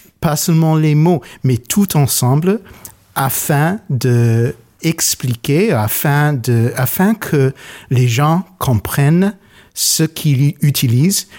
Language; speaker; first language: French; non-native, learner; English